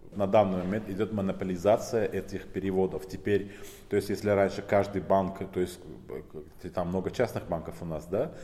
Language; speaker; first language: Russian; non-native, local second language; Tajik